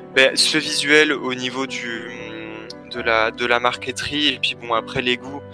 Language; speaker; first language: French; native; French